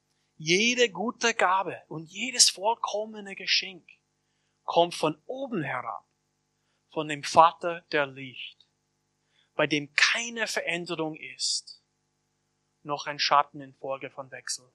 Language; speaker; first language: German; non-native, fluent; English